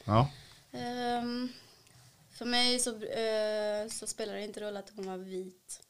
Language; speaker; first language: Swedish; early bilingual, other home language; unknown